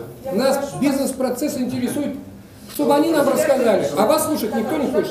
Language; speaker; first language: Russian; native; Russian